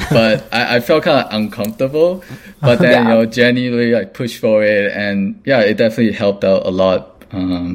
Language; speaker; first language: English; non-native, local second language; Cantonese